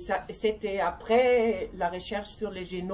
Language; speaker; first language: French; non-native, learner; German